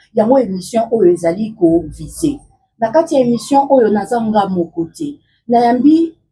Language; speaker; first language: Lingala; native; Lingala